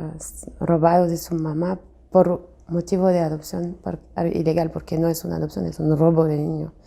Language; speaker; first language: Spanish; non-native, fluent; French